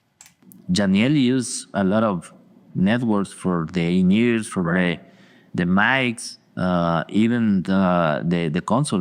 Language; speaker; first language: English; non-native, learner; Spanish